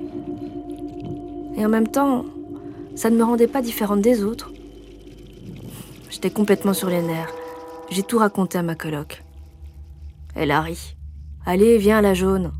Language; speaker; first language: French; native; French